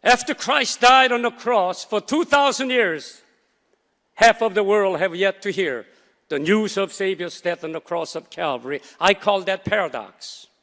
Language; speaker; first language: English; non-native, fluent; Korean